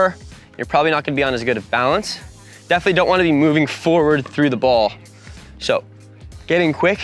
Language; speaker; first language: English; native; English